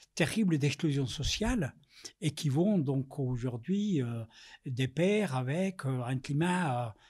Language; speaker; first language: French; non-native, fluent; Spanish